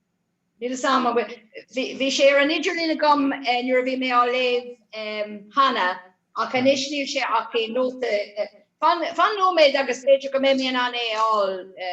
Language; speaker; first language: Irish; non-native, learner; English